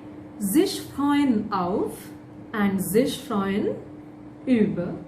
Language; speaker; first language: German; non-native, fluent; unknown